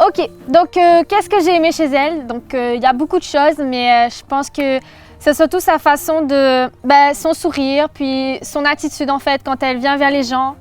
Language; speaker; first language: French; native; French